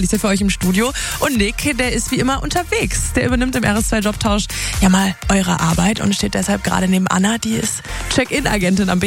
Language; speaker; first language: German; native; German